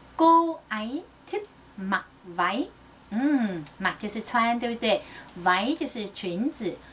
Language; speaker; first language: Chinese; non-native, fluent; Vietnamese